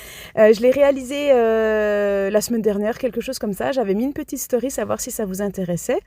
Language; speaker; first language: French; native; French